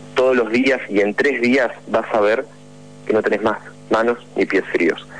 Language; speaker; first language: Spanish; native; Spanish